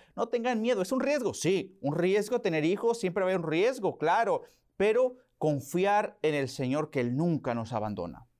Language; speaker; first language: Spanish; early bilingual, heritage; Spanish